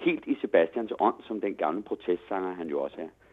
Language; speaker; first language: Danish; native; Danish